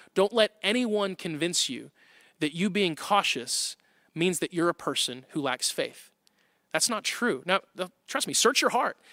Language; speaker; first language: English; native; English